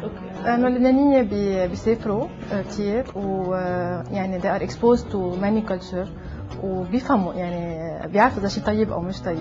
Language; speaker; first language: Arabic; native; Arabic